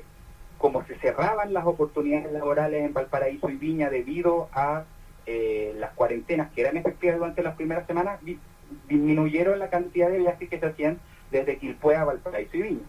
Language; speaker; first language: Spanish; native; Spanish